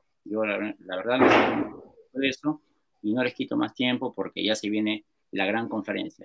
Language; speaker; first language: Spanish; native; Spanish